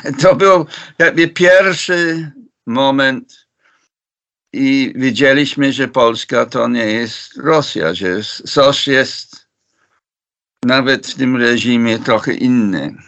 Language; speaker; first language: Polish; non-native, fluent; English